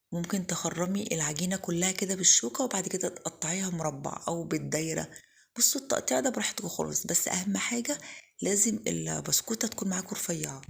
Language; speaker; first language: Arabic; native; Arabic